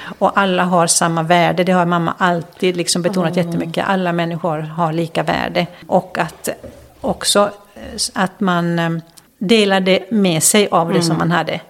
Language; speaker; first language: Swedish; non-native, local second language; Finnish